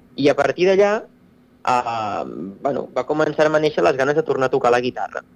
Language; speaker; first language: Catalan; native; Catalan